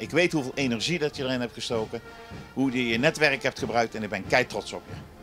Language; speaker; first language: Dutch; native; Dutch